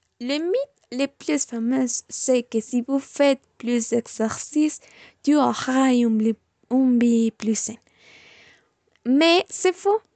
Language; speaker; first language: French; non-native, learner; Spanish